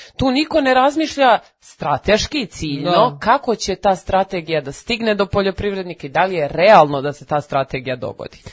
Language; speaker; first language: Serbian; native; Serbian